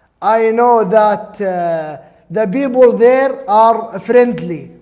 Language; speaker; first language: English; non-native, learner; Arabic